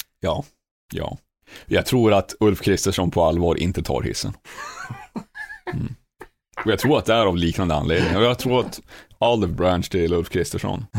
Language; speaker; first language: Swedish; native; Swedish